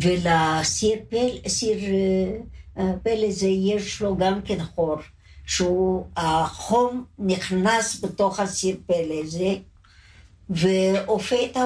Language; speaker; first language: Hebrew; non-native, fluent; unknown